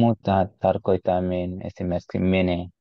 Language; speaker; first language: Finnish; non-native, learner; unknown